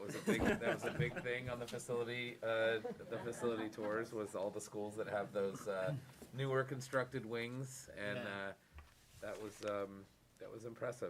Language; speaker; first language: English; native; English